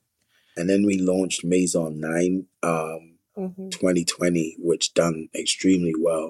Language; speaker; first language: English; native; English